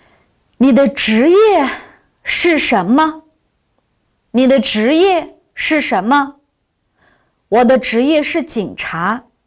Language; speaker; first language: Chinese; non-native, local second language; Uyghur